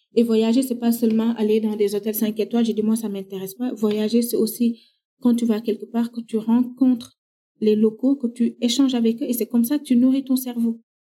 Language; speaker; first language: French; non-native, local second language; Wolof